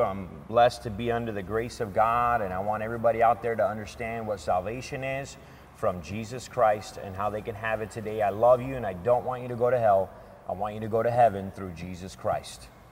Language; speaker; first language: English; native; English